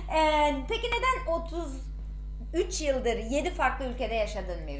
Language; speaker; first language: Turkish; native; Turkish